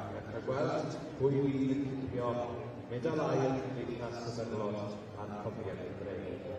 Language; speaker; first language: Welsh; native; Welsh